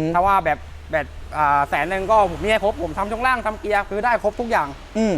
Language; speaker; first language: Thai; native; Thai